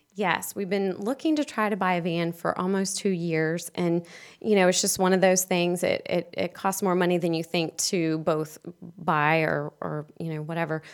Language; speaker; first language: English; native; English